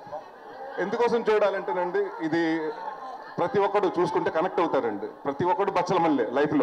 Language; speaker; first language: Telugu; native; Telugu